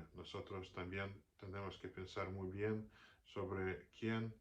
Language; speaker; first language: Spanish; non-native, fluent; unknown